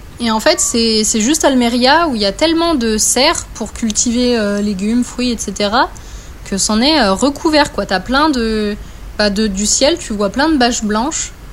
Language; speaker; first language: French; native; French